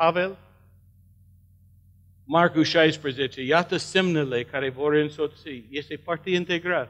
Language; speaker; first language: Romanian; non-native, learner; English